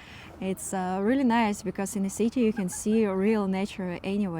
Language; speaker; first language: English; non-native, learner; Spanish